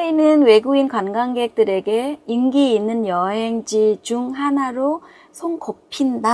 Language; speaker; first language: Korean; non-native, fluent; Vietnamese